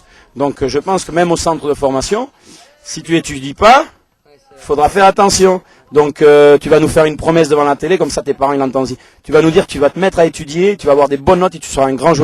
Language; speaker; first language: French; native; French